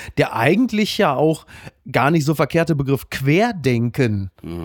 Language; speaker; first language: German; native; German